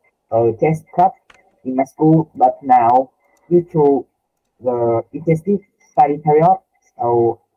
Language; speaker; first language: English; non-native, learner; Vietnamese